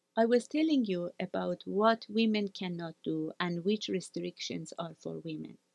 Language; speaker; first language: English; non-native, fluent; Persian